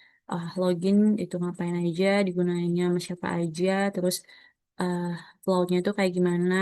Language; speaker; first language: Indonesian; native; Indonesian